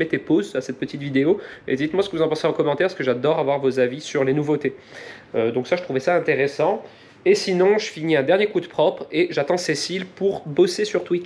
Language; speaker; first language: French; native; French